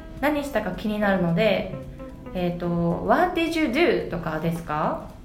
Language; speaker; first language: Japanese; native; Japanese